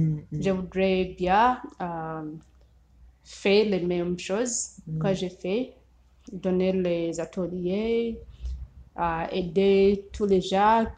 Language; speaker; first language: French; non-native, learner; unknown